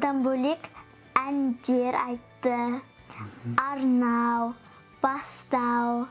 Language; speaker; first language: Kazakh; early bilingual, heritage; Kazakh